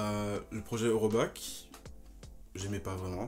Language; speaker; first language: French; non-native, fluent; German